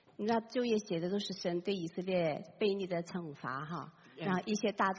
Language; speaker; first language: Chinese; native; Chinese